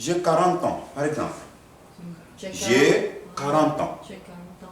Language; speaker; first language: French; non-native, fluent; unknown